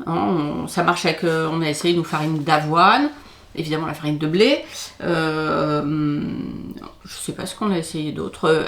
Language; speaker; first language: French; native; French